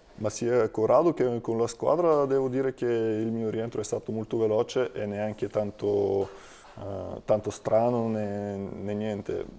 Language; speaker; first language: Italian; non-native, fluent; Bulgarian